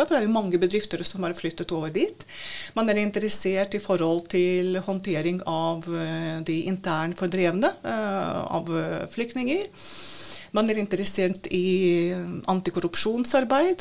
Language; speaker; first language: Norwegian; non-native, fluent; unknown